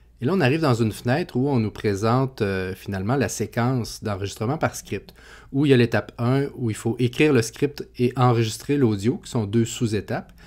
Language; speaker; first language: French; native; French